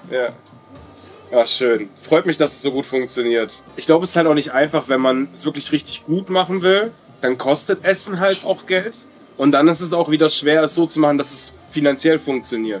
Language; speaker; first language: German; native; German